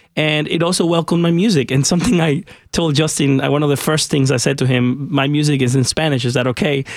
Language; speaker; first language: English; early bilingual, other home language; Spanish